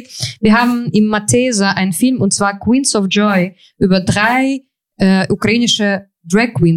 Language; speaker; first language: German; non-native, fluent; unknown